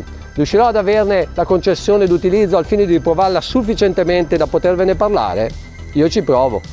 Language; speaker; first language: Italian; native; Italian